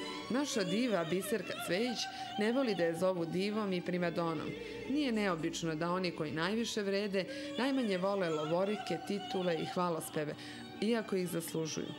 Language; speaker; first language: Serbian; native; Serbian